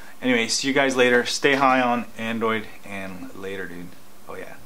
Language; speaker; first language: English; native; English